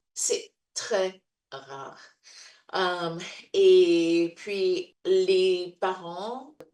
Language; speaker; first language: French; non-native, learner; English